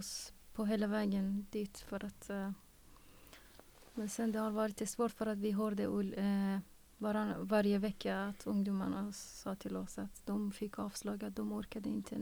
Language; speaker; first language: Swedish; non-native, fluent; Persian